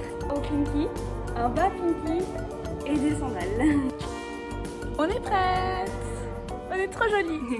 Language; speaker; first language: French; native; French